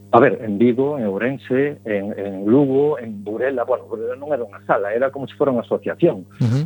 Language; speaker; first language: Galician; non-native, local second language; Spanish